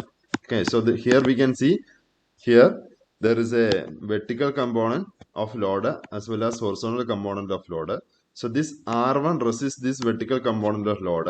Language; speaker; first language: English; non-native, local second language; Malayalam